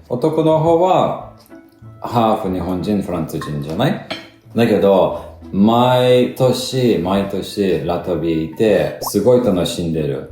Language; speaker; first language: Japanese; non-native, fluent; Lithuanian